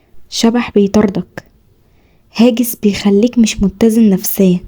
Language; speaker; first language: Arabic; native; Arabic